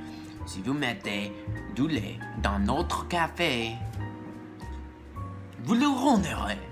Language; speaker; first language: French; non-native, learner; English